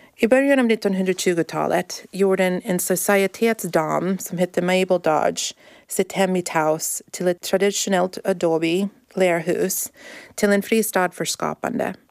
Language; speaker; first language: Swedish; non-native, fluent; English